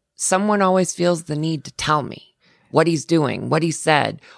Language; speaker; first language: English; native; English